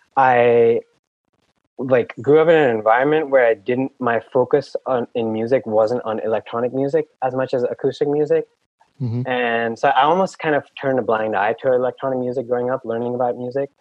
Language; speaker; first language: English; non-native, local second language; Hindi